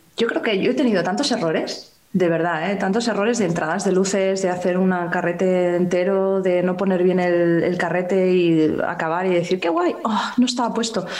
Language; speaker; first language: Spanish; native; Spanish